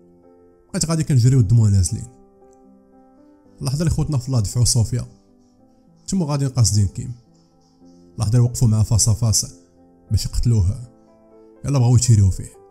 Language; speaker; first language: Arabic; native; Arabic